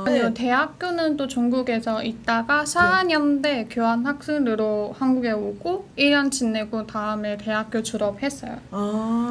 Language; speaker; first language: Korean; non-native, fluent; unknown